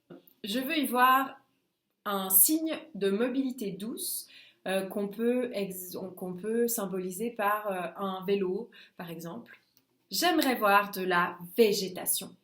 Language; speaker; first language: French; native; French